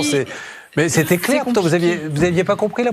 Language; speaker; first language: French; native; French